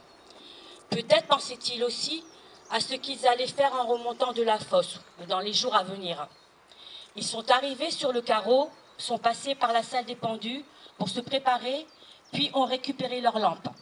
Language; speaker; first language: French; native; French